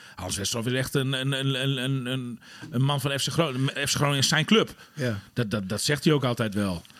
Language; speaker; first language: Dutch; native; Dutch